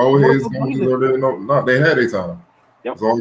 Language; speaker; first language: English; native; English